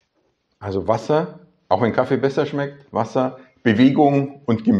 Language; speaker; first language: German; native; German